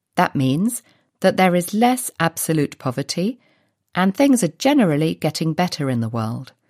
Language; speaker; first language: English; native; English